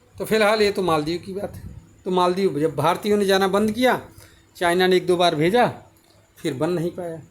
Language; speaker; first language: Hindi; native; Hindi